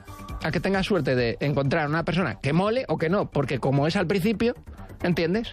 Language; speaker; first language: Spanish; native; Spanish